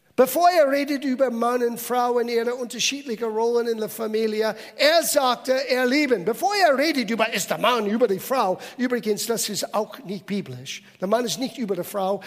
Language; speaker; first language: German; non-native, fluent; English